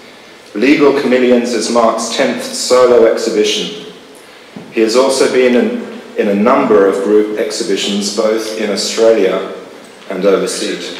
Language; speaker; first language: English; native; English